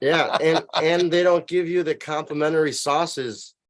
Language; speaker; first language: English; native; English